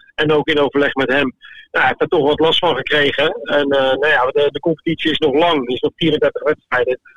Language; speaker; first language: Dutch; native; Dutch